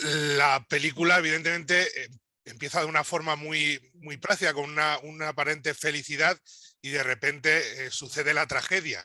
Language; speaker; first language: Spanish; native; Spanish